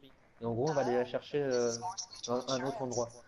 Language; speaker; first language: French; native; French